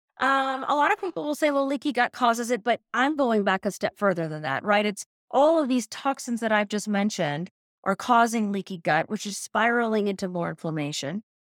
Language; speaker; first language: English; native; English